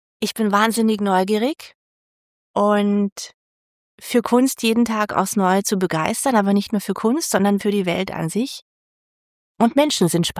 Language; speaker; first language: German; native; German